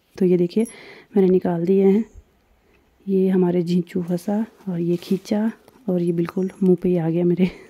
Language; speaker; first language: Hindi; non-native, local second language; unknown